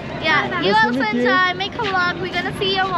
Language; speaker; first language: English; non-native, learner; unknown